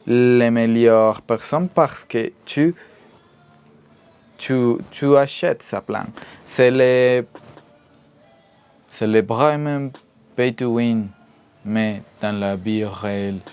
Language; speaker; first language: French; non-native, learner; Spanish